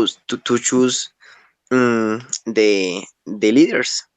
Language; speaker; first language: English; non-native, learner; Spanish